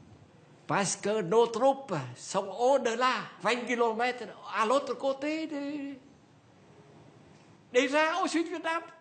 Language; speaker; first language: French; non-native, learner; Vietnamese